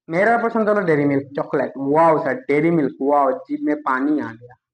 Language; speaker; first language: Hindi; non-native, local second language; Bangla